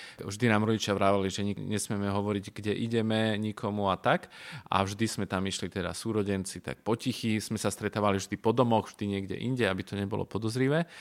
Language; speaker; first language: Slovak; native; Slovak